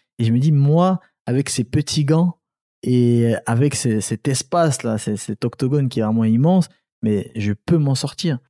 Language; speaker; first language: French; early bilingual, other home language; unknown